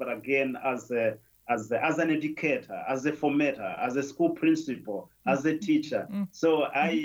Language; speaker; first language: English; non-native, local second language; Kinyarwanda